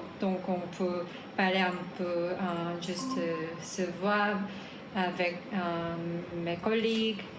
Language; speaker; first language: French; non-native, learner; Korean